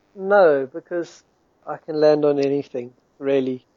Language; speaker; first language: English; native; English